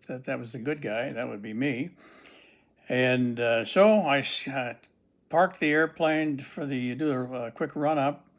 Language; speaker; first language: English; native; English